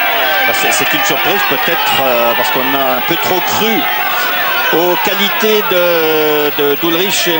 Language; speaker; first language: French; native; French